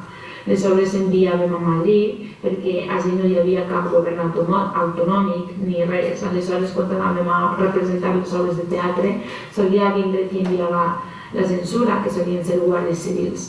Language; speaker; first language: Catalan; native; Catalan